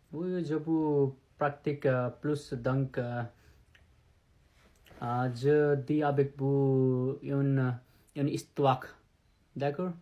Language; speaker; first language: French; non-native, learner; Nepali